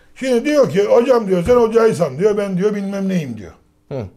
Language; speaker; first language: Turkish; native; Turkish